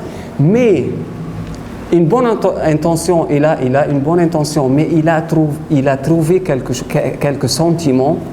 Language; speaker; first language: French; non-native, fluent; Arabic